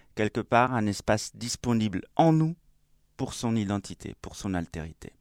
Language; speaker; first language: French; non-native, fluent; Spanish